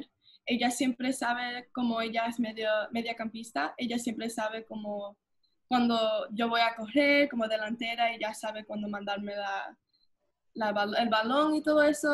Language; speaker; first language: Spanish; early bilingual, heritage; English